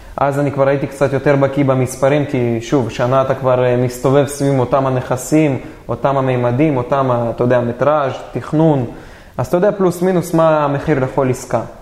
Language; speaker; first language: Hebrew; native; Hebrew